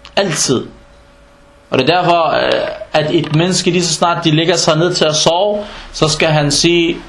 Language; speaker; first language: Danish; non-native, fluent; Arabic